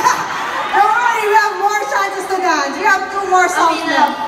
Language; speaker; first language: English; non-native, local second language; Filipino